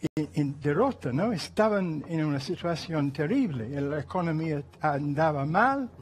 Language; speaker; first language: Spanish; non-native, fluent; English